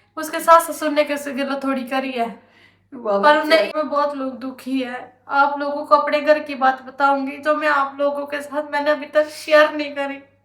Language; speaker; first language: Hindi; native; Hindi